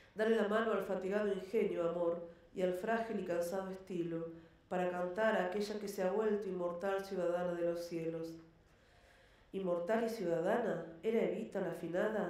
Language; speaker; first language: Spanish; native; Spanish